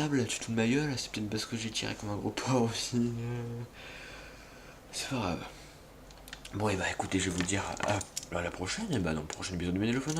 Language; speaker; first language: French; native; French